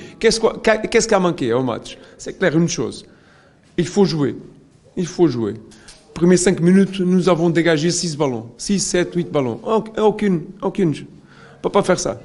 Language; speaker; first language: French; non-native, learner; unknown